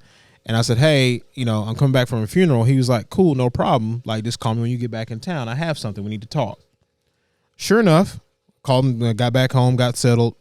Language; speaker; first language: English; native; English